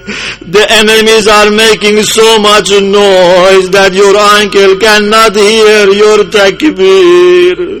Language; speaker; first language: English; non-native, fluent; Persian